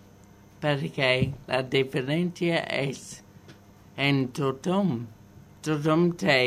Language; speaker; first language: Catalan; non-native, learner; English